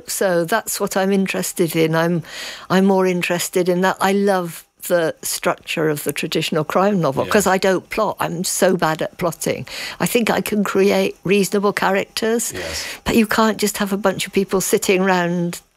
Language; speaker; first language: English; native; English